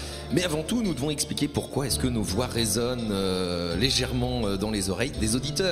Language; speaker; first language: French; native; French